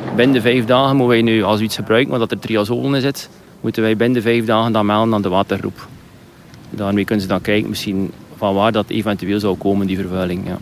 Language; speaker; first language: Dutch; native; Dutch